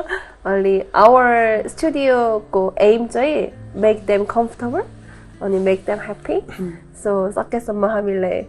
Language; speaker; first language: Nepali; non-native, learner; Korean